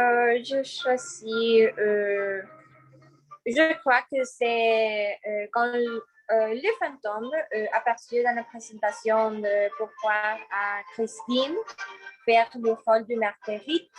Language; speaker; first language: French; non-native, learner; Spanish